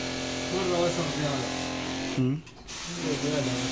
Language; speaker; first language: Arabic; non-native, learner; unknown